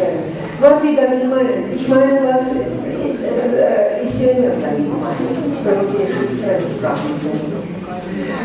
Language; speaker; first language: German; non-native, fluent; Armenian